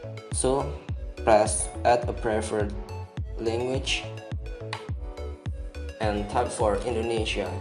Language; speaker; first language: English; non-native, learner; Indonesian